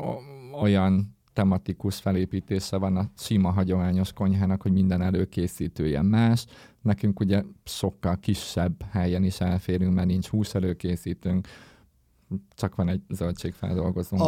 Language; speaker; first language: Hungarian; native; Hungarian